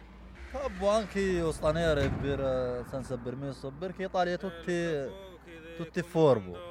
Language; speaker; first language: Italian; non-native, learner; Arabic